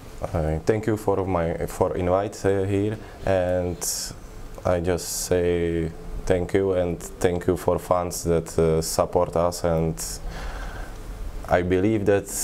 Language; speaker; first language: English; non-native, learner; Czech